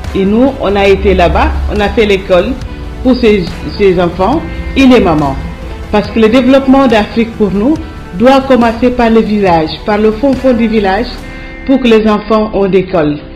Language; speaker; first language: French; non-native, fluent; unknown